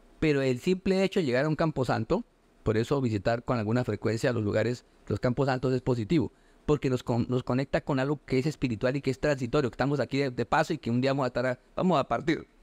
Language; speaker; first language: Spanish; native; Spanish